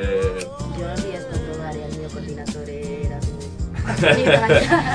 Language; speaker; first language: Italian; non-native, learner; Spanish